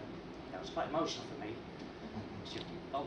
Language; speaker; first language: English; native; English